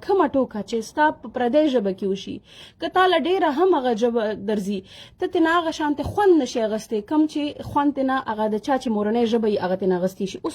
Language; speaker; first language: Pashto; native; Pashto